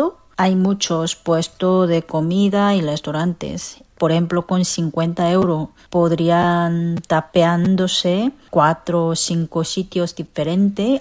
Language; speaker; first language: Spanish; non-native, fluent; Korean